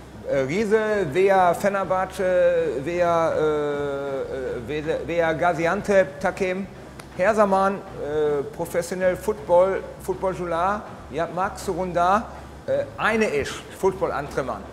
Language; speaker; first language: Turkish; non-native, learner; German